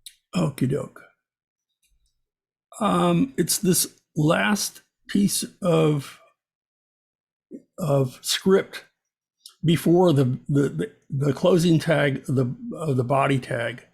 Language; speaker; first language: English; native; English